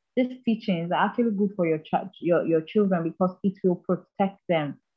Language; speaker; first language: English; non-native, local second language; Igbo